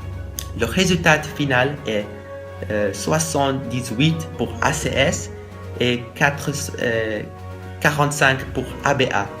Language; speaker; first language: French; non-native, learner; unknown